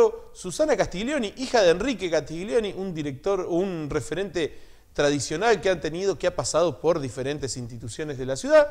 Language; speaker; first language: Spanish; native; Spanish